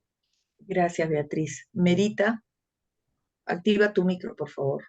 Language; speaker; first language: Spanish; native; Spanish